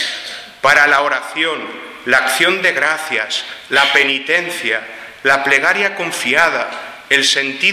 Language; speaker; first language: Spanish; native; Spanish